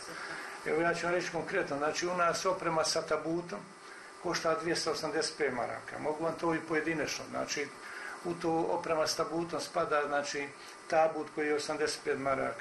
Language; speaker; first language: Croatian; native; Croatian